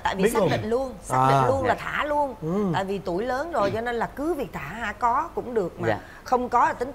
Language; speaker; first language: Vietnamese; native; Vietnamese